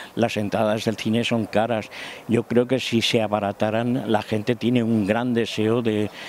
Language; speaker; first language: Spanish; native; Spanish